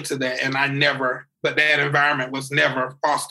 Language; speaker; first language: English; native; English